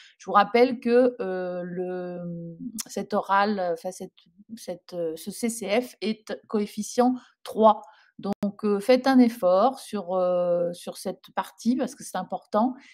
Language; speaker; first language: French; native; French